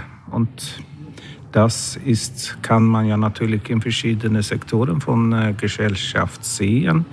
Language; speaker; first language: German; non-native, learner; Swedish